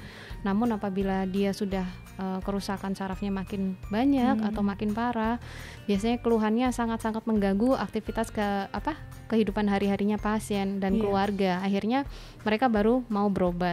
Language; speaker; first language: Indonesian; native; Indonesian